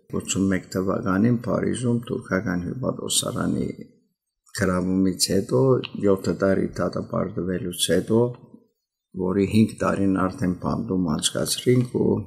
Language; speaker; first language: Armenian; early bilingual, heritage; Armenian